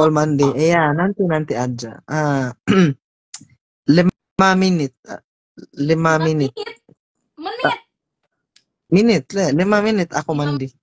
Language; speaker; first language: Indonesian; non-native, learner; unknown